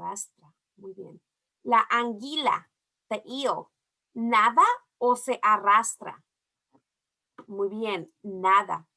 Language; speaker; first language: Spanish; early bilingual, heritage; Spanish